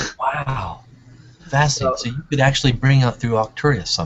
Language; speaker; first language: English; native; English